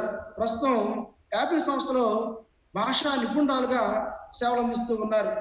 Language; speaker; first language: Telugu; native; Telugu